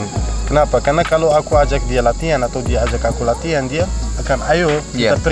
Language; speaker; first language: Indonesian; non-native, fluent; Arabic